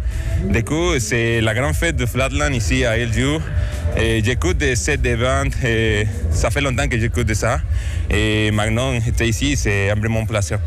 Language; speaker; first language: French; non-native, learner; Spanish